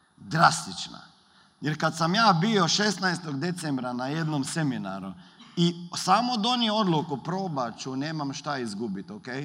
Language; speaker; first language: Croatian; early bilingual, heritage; Croatian